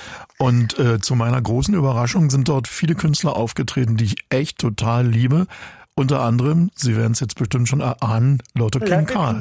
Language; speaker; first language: German; native; German